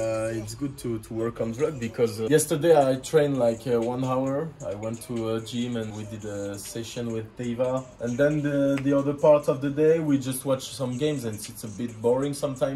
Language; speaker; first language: English; non-native, fluent; French